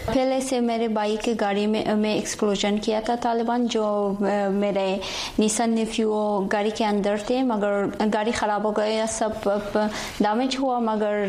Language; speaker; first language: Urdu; non-native, learner; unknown